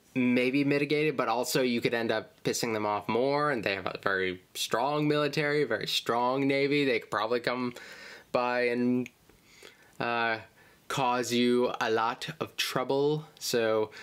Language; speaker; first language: English; native; English